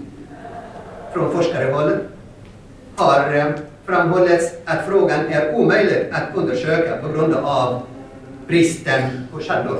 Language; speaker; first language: Swedish; non-native, fluent; Arabic